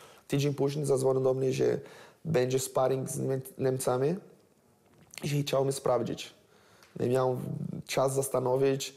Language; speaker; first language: Polish; non-native, learner; Portuguese